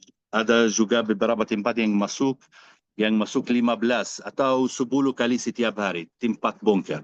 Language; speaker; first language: Indonesian; non-native, fluent; Arabic